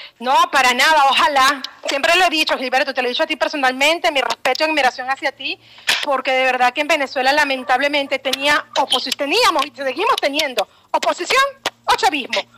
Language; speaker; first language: Spanish; native; Spanish